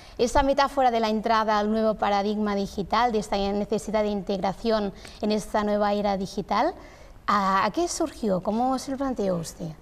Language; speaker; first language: Spanish; non-native, local second language; Catalan